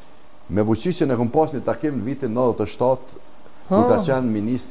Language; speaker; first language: Albanian; native; Albanian